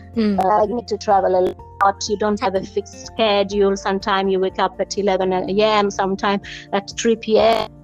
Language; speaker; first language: English; non-native, fluent; Italian